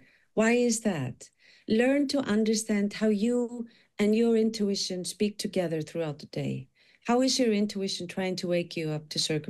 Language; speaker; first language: English; non-native, fluent; Icelandic